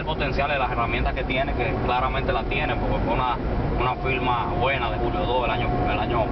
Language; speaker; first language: Spanish; native; Spanish